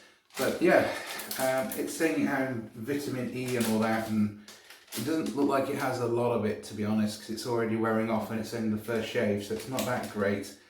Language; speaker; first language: English; native; English